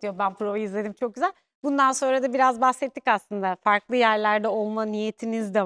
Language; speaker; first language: Turkish; native; Turkish